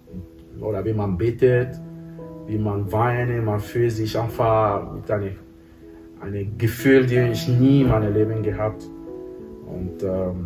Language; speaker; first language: German; non-native, fluent; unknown